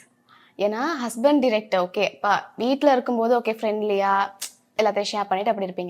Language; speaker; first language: Tamil; native; Tamil